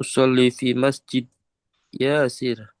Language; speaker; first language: Arabic; non-native, learner; Indonesian